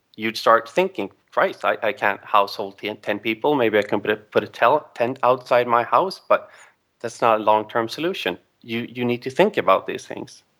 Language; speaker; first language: English; non-native, fluent; Swedish